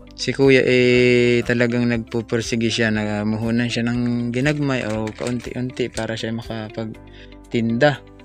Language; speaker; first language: Filipino; non-native, local second language; Cebuano